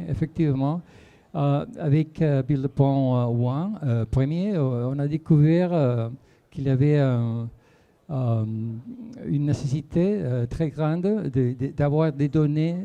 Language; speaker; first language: French; non-native, fluent; Spanish